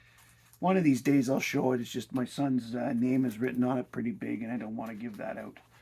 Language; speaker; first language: English; native; English